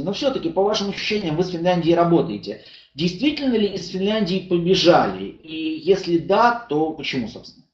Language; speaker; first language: Russian; native; Russian